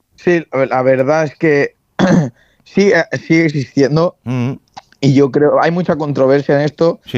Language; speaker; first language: Spanish; native; Spanish